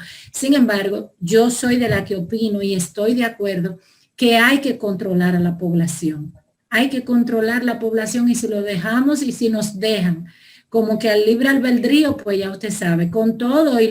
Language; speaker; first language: Spanish; native; Spanish